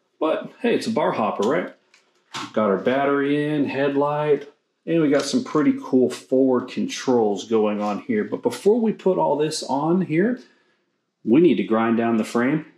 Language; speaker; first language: English; native; English